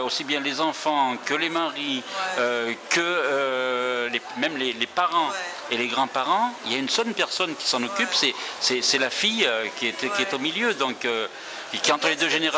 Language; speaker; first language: French; native; French